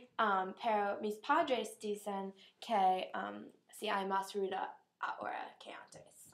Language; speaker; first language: Spanish; non-native, learner; English